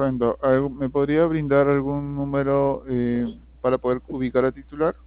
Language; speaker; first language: Spanish; native; Spanish